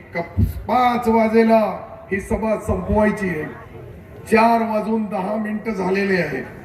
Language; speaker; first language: Marathi; non-native, local second language; Urdu